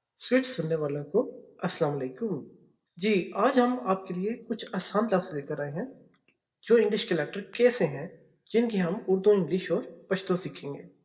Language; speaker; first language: Urdu; native; Urdu